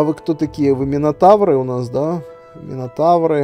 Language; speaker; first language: Russian; native; Russian